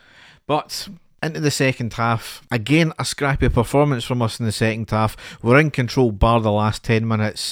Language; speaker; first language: English; native; English